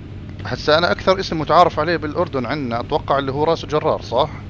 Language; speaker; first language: Arabic; native; Arabic